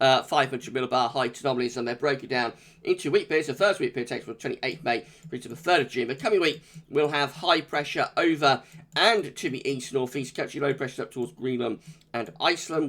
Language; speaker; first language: English; native; English